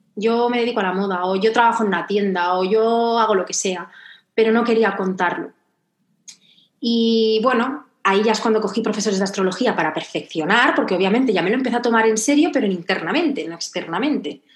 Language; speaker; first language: Spanish; native; Spanish